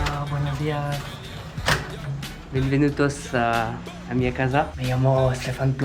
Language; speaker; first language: Spanish; non-native, learner; French